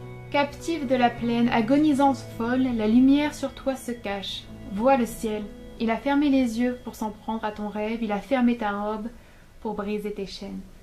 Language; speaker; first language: French; native; French